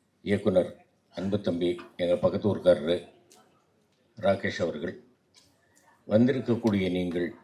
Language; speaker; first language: Tamil; native; Tamil